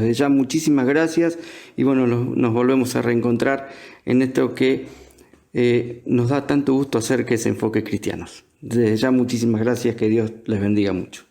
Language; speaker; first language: Spanish; native; Spanish